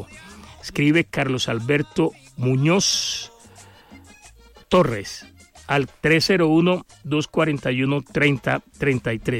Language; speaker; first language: Spanish; native; Spanish